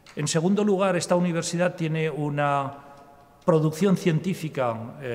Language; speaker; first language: Spanish; native; Spanish